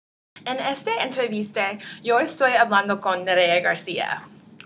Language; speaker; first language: Spanish; non-native, learner; English